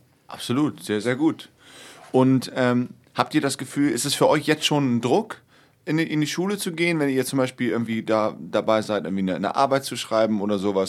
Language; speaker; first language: German; native; German